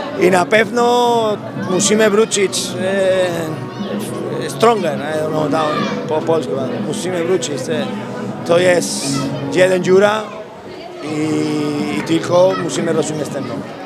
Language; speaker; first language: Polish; non-native, learner; Spanish